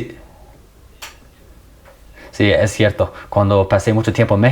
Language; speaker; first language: Spanish; non-native, fluent; English